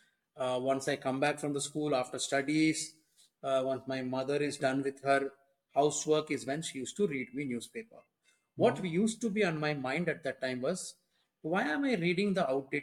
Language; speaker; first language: English; non-native, local second language; Telugu